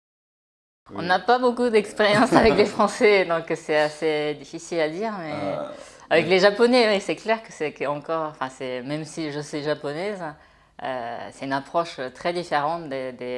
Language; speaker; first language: French; native; French